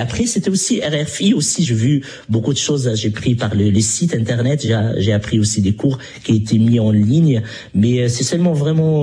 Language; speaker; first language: French; non-native, local second language; Arabic